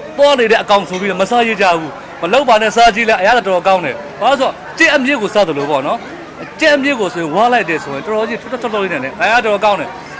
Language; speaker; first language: Burmese; native; Burmese